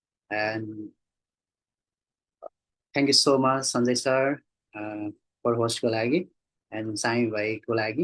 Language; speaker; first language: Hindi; non-native, learner; Nepali